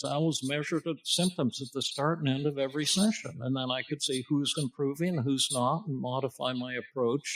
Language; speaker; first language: English; native; English